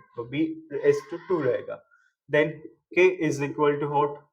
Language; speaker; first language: Hindi; non-native, local second language; Marathi